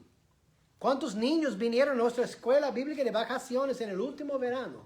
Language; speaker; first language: Spanish; non-native, fluent; English